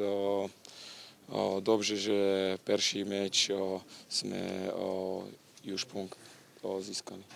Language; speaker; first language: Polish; non-native, learner; Slovak